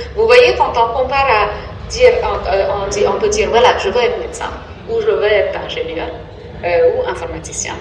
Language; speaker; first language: French; non-native, fluent; Tamil